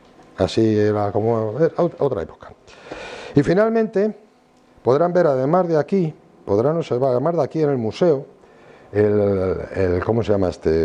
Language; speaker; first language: Spanish; native; Spanish